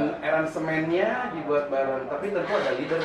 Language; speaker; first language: Indonesian; native; Indonesian